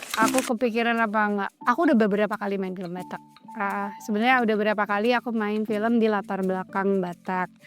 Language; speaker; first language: Indonesian; native; Indonesian